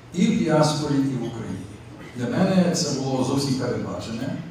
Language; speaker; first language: Ukrainian; early bilingual, other home language; English